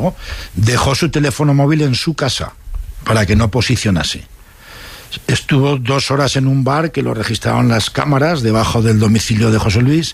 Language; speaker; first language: Spanish; native; Spanish